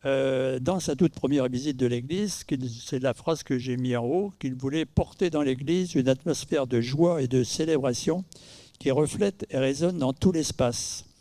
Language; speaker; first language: French; native; French